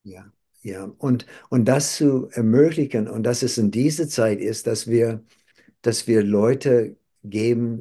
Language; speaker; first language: German; non-native, fluent; English